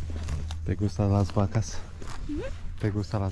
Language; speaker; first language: Spanish; non-native, learner; Romanian